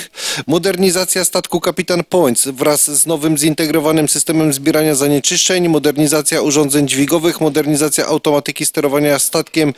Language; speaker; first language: Polish; native; Polish